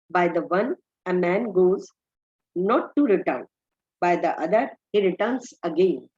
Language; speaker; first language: English; non-native, local second language; Hindi